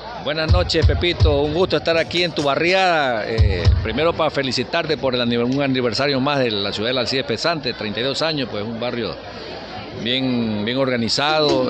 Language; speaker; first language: Spanish; native; Spanish